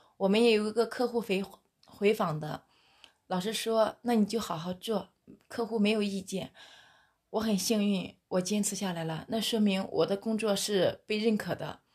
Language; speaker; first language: Chinese; native; Chinese